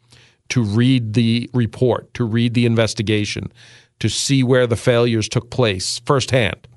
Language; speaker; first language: English; native; English